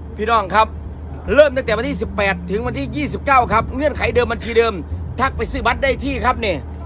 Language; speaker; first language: Thai; native; Thai